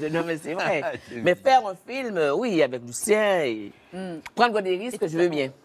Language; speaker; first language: French; native; French